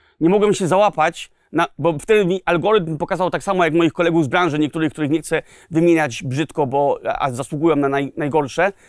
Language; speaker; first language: Polish; early bilingual, heritage; Polish